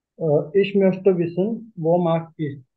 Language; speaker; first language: German; non-native, fluent; Marathi